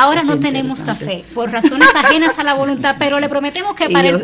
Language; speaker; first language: Spanish; native; Spanish